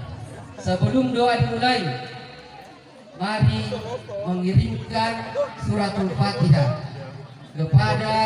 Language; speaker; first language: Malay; non-native, local second language; Buginese